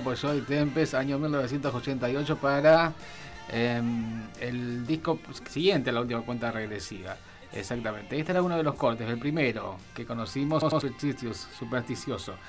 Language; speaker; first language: Spanish; native; Spanish